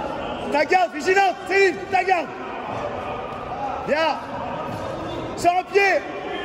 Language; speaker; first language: French; native; French